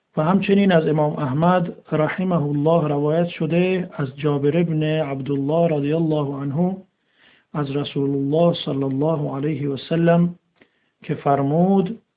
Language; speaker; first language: Persian; native; Persian